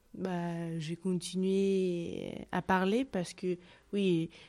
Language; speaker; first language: French; non-native, fluent; Russian